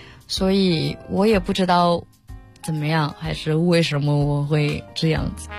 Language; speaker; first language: Chinese; non-native, fluent; Malay